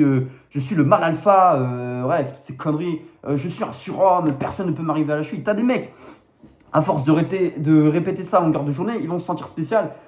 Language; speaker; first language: French; native; French